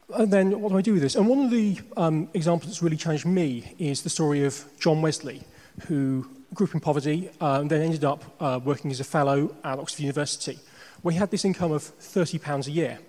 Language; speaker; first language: English; native; English